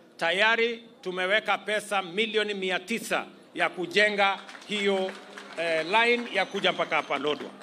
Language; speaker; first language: Swahili; non-native, local second language; Kalenjin